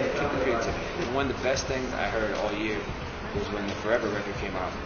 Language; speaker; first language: English; native; English